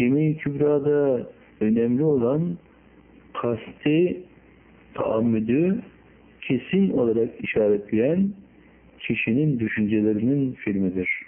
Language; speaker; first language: Turkish; native; Turkish